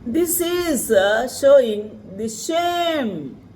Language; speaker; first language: English; non-native, local second language; Telugu